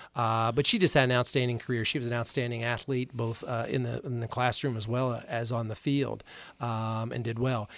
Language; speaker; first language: English; native; English